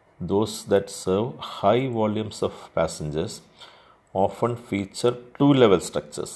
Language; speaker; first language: English; non-native, local second language; Malayalam